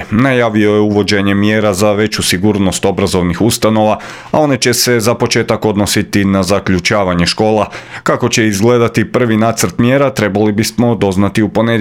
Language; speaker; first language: Croatian; native; Croatian